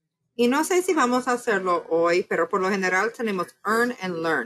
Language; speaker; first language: Spanish; non-native, fluent; English